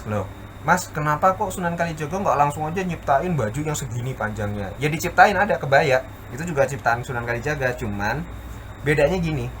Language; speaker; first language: Indonesian; native; Indonesian